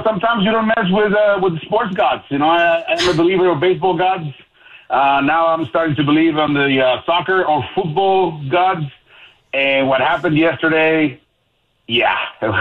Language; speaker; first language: English; non-native, fluent; Spanish